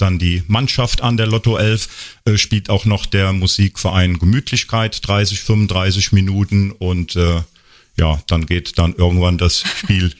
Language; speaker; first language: German; native; German